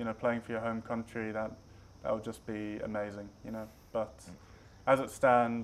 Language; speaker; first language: English; native; English